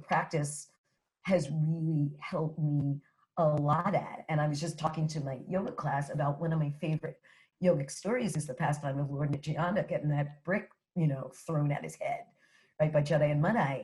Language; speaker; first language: English; native; English